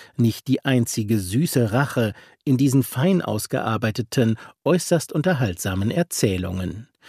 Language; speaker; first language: German; native; German